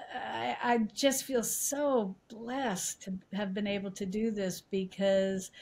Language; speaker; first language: English; native; English